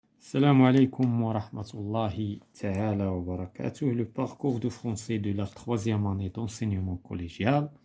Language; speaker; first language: French; non-native, local second language; Arabic